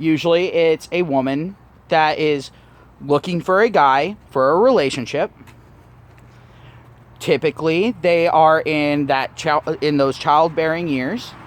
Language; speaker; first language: English; native; English